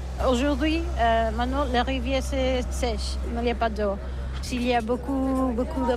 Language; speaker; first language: French; non-native, learner; Catalan